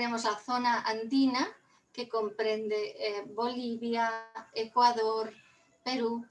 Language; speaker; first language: Spanish; native; Spanish